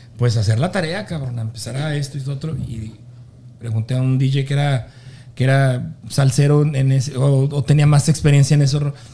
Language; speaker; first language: Spanish; native; Spanish